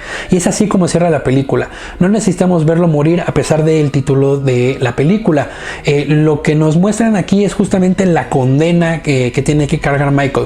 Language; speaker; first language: Spanish; native; Spanish